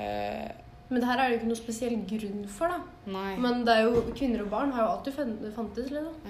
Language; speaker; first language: Norwegian; native; Norwegian